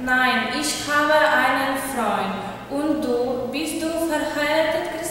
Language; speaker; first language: German; non-native, learner; Ukrainian